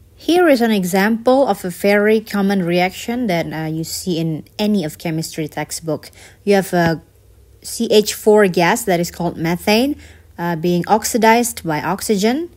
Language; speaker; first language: English; non-native, fluent; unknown